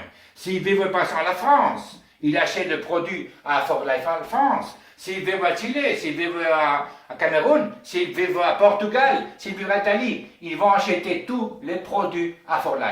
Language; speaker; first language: French; non-native, learner; Spanish